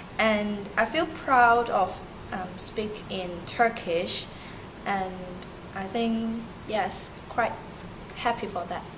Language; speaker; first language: English; early bilingual, other home language; Turkish